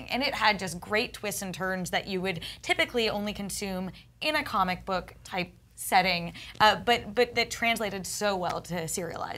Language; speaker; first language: English; native; English